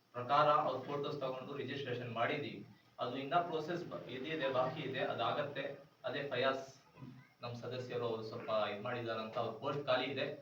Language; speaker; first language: Kannada; non-native, local second language; Urdu